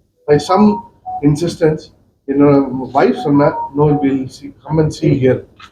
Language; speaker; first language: Tamil; non-native, local second language; Malayalam